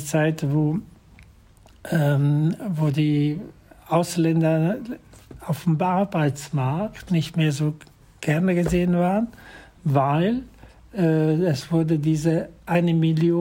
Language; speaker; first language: German; non-native, fluent; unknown